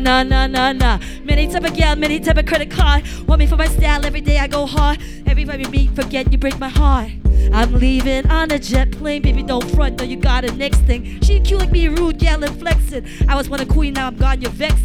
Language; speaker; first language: English; native; English